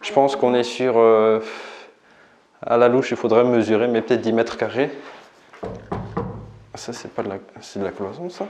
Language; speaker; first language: French; native; French